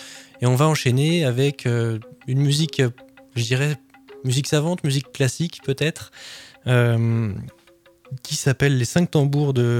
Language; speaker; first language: French; native; French